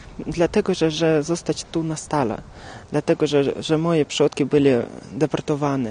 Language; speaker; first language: Polish; non-native, learner; Russian